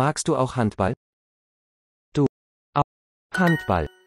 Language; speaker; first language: German; non-native, learner; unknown